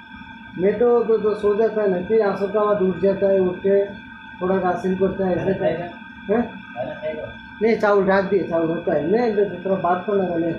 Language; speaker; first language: Hindi; non-native, learner; Bangla